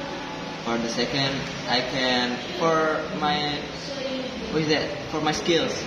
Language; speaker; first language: English; non-native, learner; Indonesian